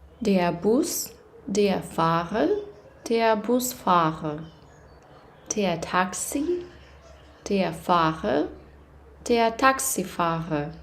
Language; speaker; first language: German; non-native, fluent; Ukrainian